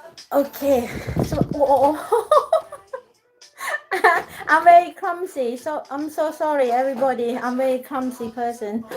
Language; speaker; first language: English; non-native, fluent; Thai